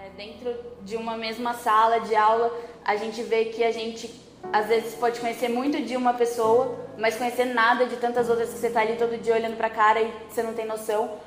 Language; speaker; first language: Portuguese; native; Portuguese